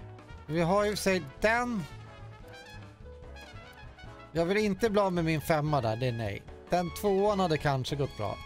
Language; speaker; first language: Swedish; native; Swedish